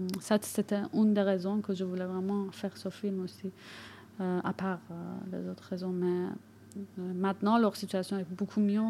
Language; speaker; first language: French; non-native, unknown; Persian